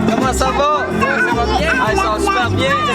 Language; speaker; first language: French; native; French